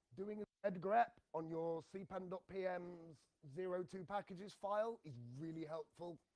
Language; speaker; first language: English; native; English